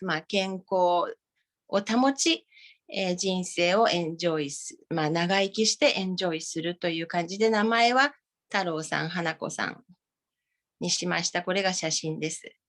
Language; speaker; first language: Japanese; non-native, fluent; Finnish